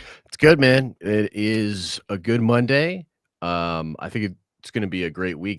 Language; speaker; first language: English; native; English